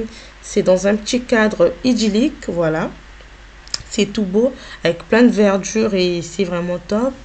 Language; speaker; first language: French; native; French